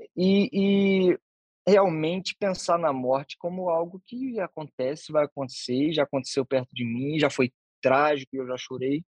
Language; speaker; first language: Portuguese; native; Portuguese